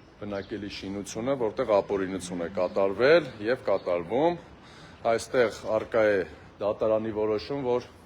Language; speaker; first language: Armenian; native; Armenian